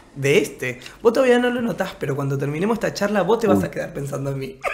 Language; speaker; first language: Spanish; native; Spanish